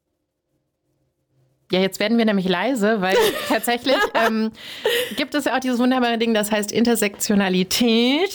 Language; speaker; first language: German; native; German